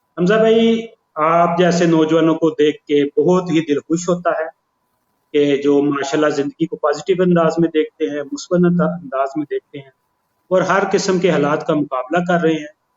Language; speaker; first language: Urdu; non-native, local second language; Punjabi